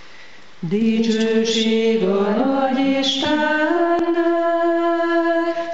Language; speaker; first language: Hungarian; native; Hungarian